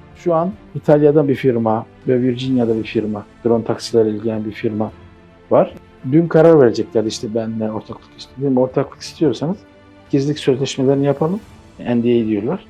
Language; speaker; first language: Turkish; native; Turkish